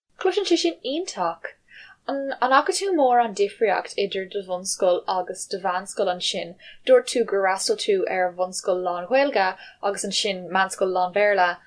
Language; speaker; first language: Irish; non-native, local second language; English